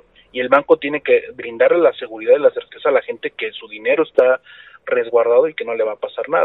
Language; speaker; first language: Spanish; native; Spanish